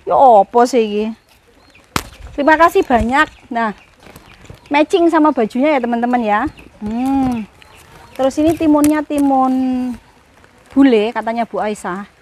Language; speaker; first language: Indonesian; non-native, local second language; Javanese